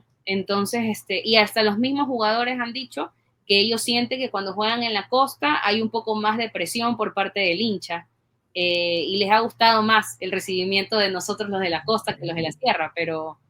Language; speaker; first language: Spanish; native; Spanish